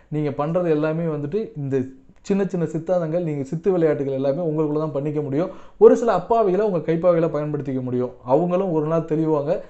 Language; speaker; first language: Tamil; non-native, local second language; Telugu